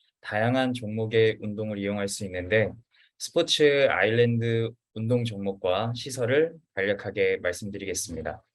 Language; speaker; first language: Korean; native; Korean